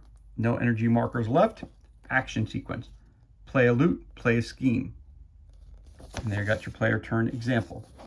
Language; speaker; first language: English; native; English